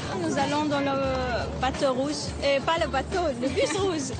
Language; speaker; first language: French; non-native, fluent; Arabic